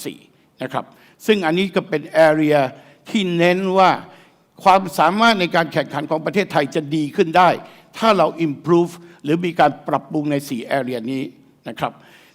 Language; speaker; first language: Thai; native; Thai